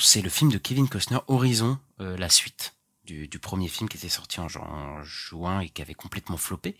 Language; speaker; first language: French; native; French